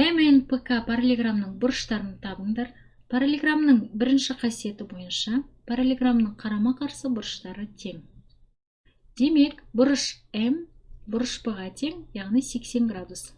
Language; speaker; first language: Kazakh; native; Kazakh